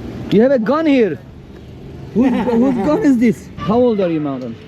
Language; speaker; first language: English; non-native, learner; Turkish